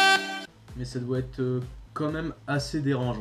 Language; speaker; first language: French; native; French